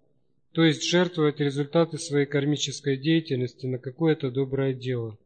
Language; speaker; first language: Russian; native; Russian